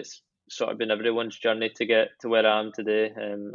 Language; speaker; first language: English; native; English